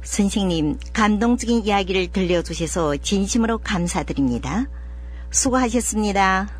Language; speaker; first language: Korean; native; Korean